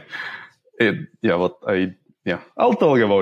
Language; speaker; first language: English; non-native, fluent; Czech